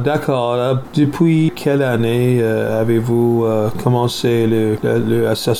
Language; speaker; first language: French; non-native, learner; English